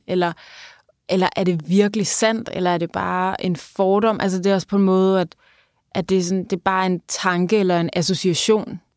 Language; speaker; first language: Danish; native; Danish